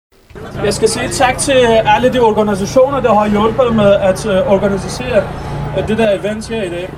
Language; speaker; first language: Danish; non-native, fluent; Persian